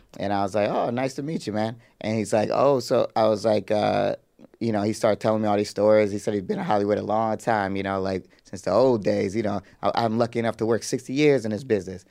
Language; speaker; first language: English; native; English